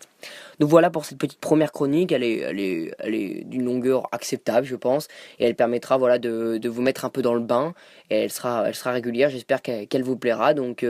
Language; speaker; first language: French; native; French